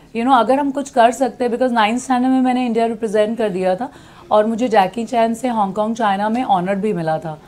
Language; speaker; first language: Hindi; native; Hindi